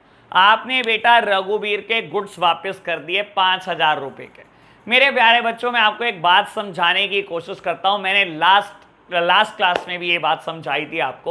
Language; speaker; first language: Hindi; native; Hindi